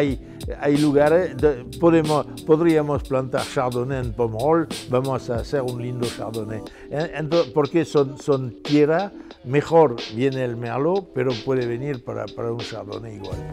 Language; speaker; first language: Spanish; non-native, fluent; French